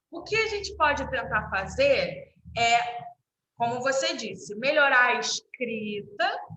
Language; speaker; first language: Portuguese; native; Portuguese